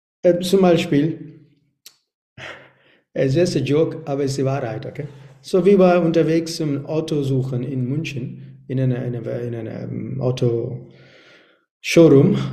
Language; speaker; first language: German; non-native, learner; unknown